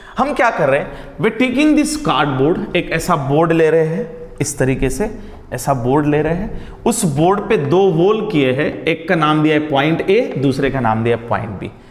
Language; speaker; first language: Hindi; non-native, local second language; Marathi